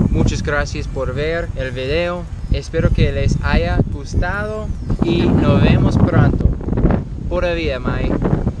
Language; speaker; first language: Spanish; non-native, learner; English